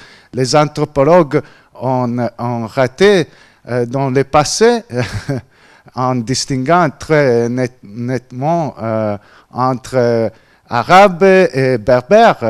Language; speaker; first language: French; non-native, fluent; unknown